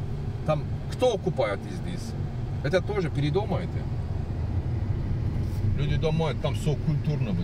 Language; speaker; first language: Russian; non-native, learner; Turkish